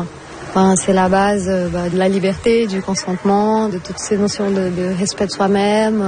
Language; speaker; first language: French; non-native, fluent; Portuguese